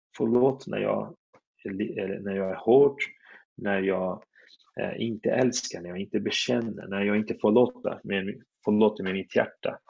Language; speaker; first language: Swedish; non-native, fluent; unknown